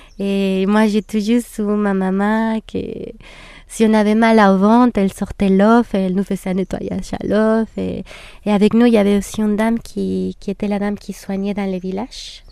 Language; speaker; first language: French; non-native, fluent; Spanish